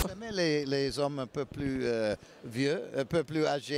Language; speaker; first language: French; non-native, learner; English